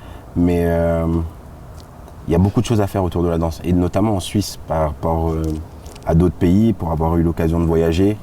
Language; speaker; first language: French; native; French